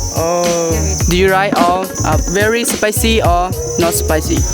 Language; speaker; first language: English; non-native, learner; Lao